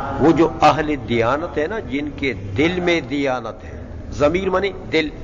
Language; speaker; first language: Urdu; non-native, local second language; Pashto